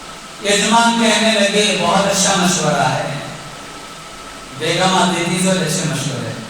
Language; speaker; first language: Urdu; native; Urdu